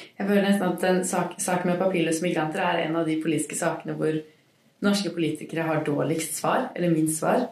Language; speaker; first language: Norwegian; native; Norwegian